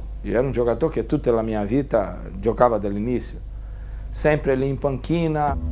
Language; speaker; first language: Italian; non-native, fluent; Portuguese